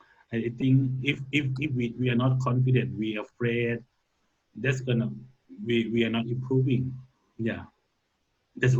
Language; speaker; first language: English; non-native, learner; Thai